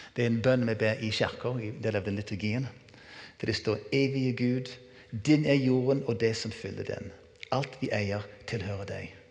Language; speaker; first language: Norwegian; non-native, fluent; English